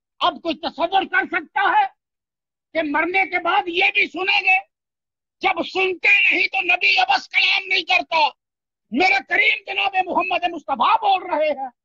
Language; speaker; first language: Urdu; non-native, local second language; Punjabi